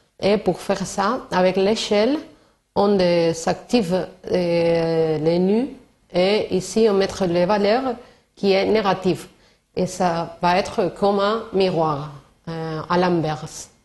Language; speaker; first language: French; non-native, learner; Spanish